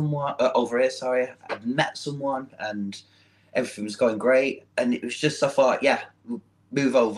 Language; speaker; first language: English; native; English